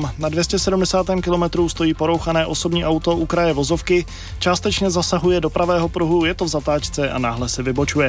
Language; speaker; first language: Czech; native; Czech